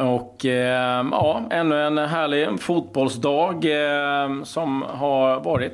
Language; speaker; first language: Swedish; native; Swedish